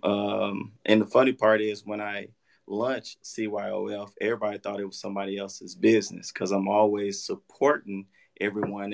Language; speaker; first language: English; native; English